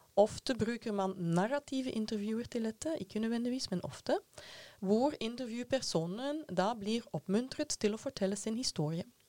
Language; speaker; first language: Norwegian; non-native, fluent; Dutch